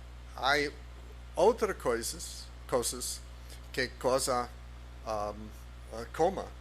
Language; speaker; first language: Spanish; non-native, fluent; English